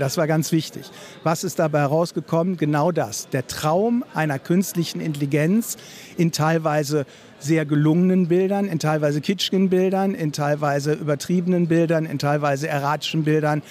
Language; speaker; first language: German; native; German